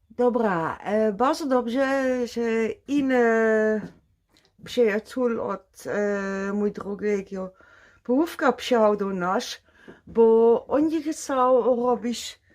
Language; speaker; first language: Polish; non-native, learner; Dutch